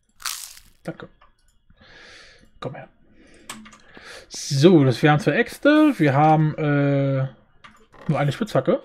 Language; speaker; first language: German; native; German